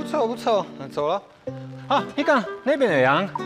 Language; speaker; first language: Chinese; non-native, learner; English